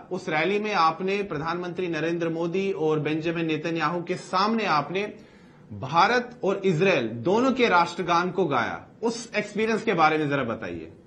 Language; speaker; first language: Hindi; native; Hindi